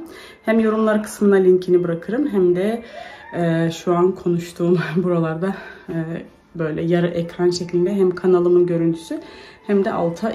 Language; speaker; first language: Turkish; native; Turkish